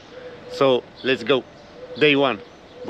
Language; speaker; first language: English; non-native, learner; Romanian